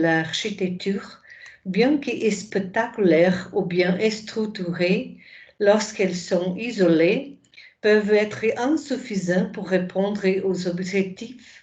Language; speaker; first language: French; non-native, fluent; Portuguese